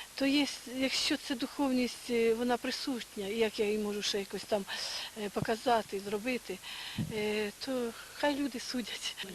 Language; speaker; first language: Ukrainian; native; Ukrainian